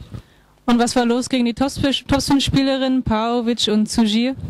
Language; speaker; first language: German; native; German